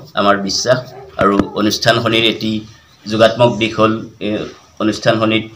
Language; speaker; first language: Assamese; native; Assamese